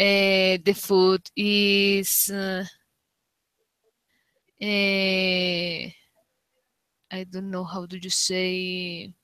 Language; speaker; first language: English; non-native, learner; Spanish